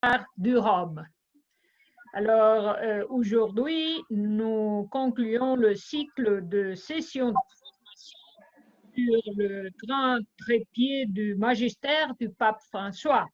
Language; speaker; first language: French; non-native, fluent; Spanish